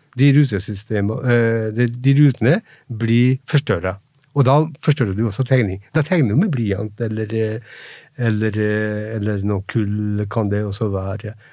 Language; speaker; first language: Norwegian; non-native, fluent; Punjabi